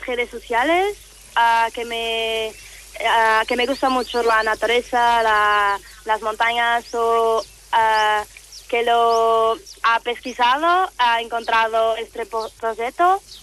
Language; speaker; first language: Spanish; non-native, learner; Portuguese